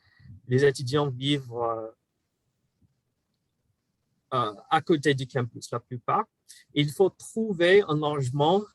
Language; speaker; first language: French; non-native, fluent; English